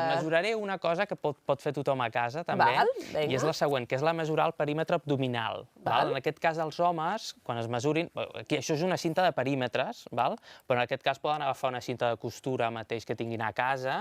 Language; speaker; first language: Catalan; native; Catalan